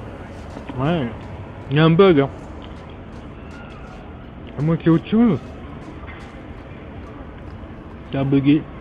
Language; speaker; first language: French; native; French